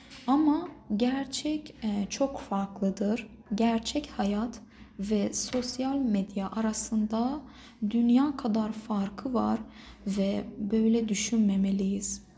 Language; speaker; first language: Turkish; non-native, fluent; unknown